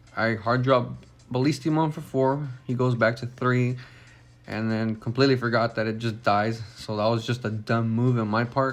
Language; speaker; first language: English; native; English